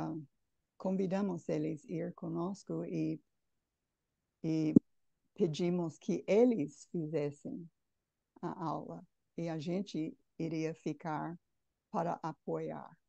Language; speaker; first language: Portuguese; non-native, fluent; English